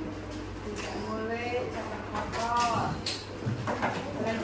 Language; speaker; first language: Indonesian; native; Indonesian